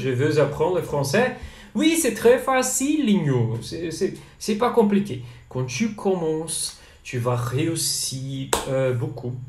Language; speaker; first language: French; non-native, learner; Portuguese